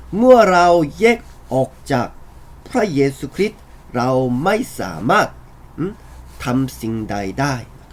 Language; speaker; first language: Thai; non-native, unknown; Korean